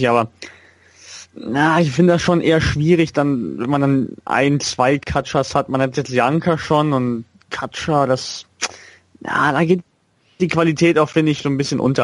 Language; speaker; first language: German; native; German